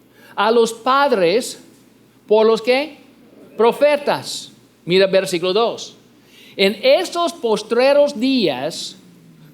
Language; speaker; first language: Spanish; non-native, fluent; English